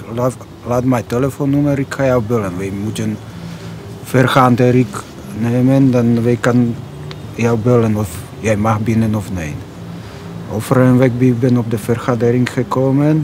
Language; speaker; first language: Dutch; non-native, learner; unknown